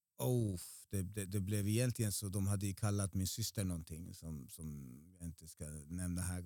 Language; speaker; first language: Swedish; early bilingual, other home language; Spanish